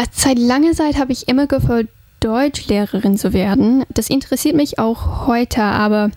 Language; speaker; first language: German; non-native, fluent; English